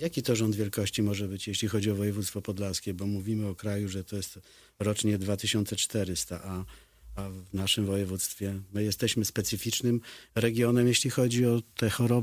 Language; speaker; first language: Polish; native; Polish